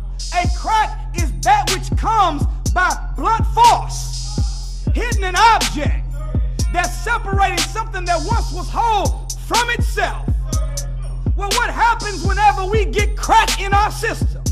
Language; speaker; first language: English; native; English